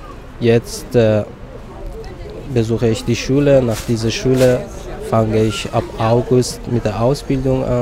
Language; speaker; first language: German; non-native, fluent; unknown